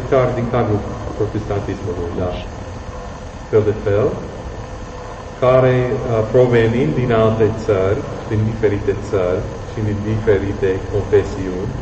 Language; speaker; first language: Romanian; non-native, fluent; English